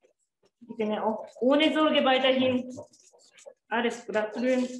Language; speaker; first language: German; non-native, learner; Japanese